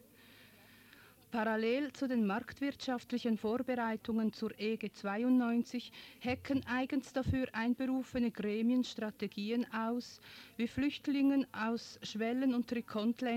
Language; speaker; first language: German; native; German